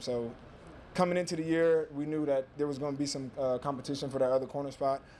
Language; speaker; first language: English; native; English